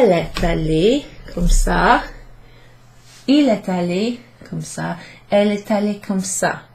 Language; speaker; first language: French; non-native, fluent; English